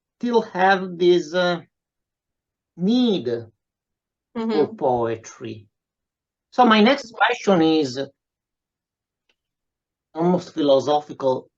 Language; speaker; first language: English; non-native, fluent; Italian